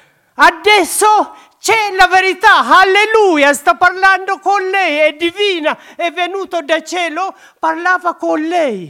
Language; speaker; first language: Italian; non-native, learner; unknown